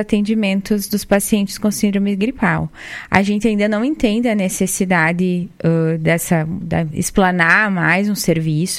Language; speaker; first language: Portuguese; native; Portuguese